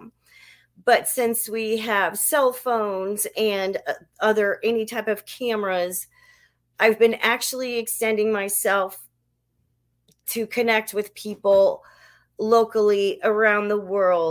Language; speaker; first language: English; native; English